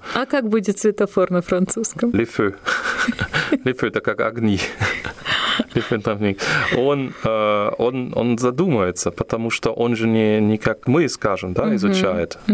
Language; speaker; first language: Russian; non-native, fluent; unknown